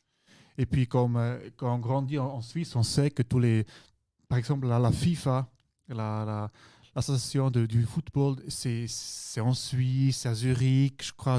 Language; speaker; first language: French; non-native, local second language; German